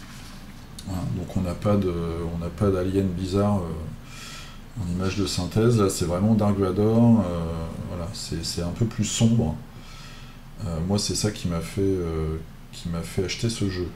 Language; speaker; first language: French; native; French